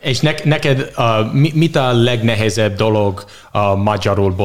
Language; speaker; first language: Hungarian; non-native, learner; English